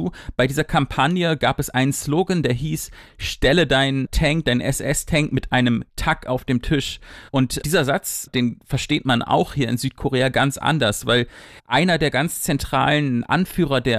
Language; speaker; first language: German; native; German